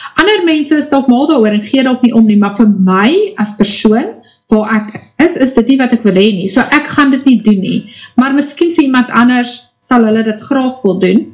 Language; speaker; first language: Afrikaans; native; Afrikaans